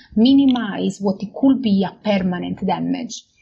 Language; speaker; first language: English; non-native, fluent; Italian